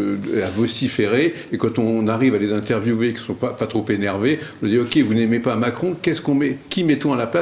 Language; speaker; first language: French; native; French